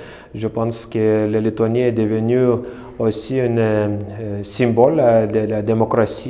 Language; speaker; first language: French; non-native, fluent; Lithuanian